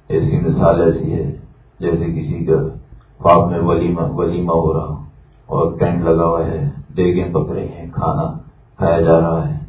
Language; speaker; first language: Urdu; native; Urdu